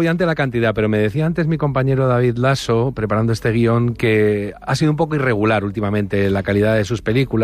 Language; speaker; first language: Spanish; native; Spanish